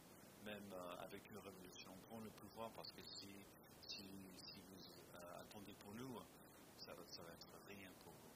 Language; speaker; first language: French; non-native, fluent; English